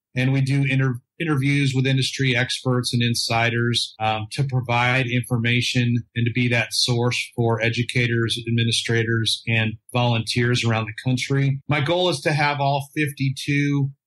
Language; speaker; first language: English; native; English